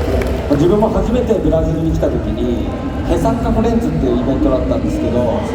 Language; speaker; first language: Japanese; native; Japanese